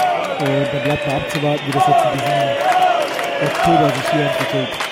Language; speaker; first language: German; native; German